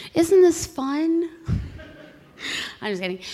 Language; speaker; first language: English; native; English